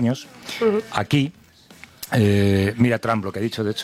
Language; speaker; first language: Spanish; native; Spanish